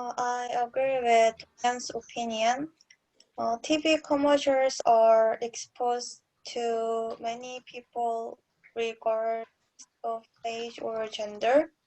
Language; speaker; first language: English; non-native, learner; Korean